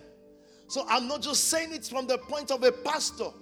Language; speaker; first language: English; non-native, local second language; Yoruba